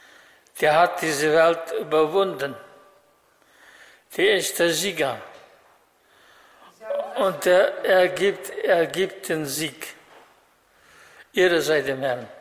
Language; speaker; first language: German; non-native, fluent; Russian